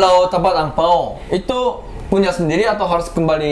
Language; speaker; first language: Indonesian; non-native, fluent; Korean